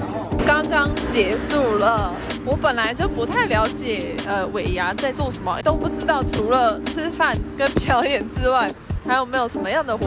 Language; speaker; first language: Chinese; non-native, fluent; English